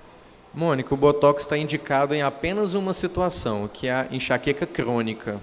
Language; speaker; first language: Portuguese; native; Portuguese